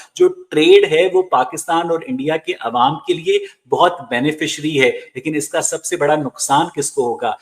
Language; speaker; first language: Urdu; native; Urdu